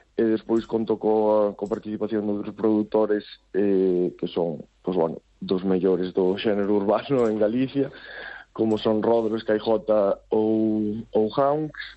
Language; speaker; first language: Galician; native; Galician